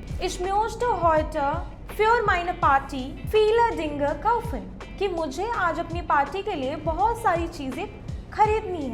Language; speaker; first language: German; non-native, fluent; Hindi